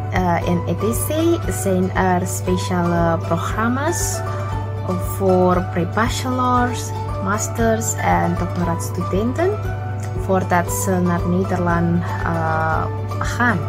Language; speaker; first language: Dutch; non-native, fluent; Indonesian